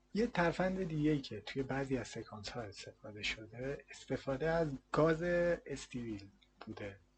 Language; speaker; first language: Persian; native; Persian